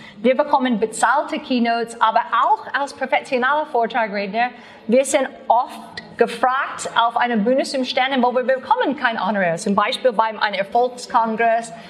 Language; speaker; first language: German; non-native, learner; English